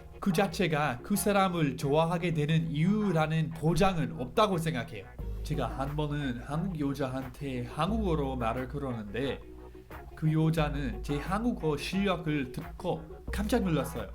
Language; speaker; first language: Korean; non-native, fluent; English